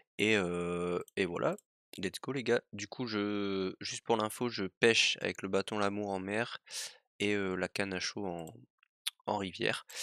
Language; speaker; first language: French; native; French